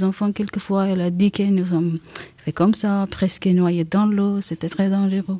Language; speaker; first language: French; non-native, learner; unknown